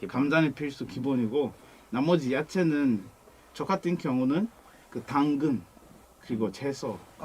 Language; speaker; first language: Korean; non-native, fluent; Kinyarwanda